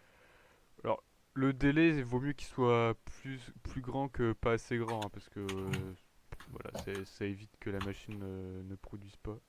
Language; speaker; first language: French; native; French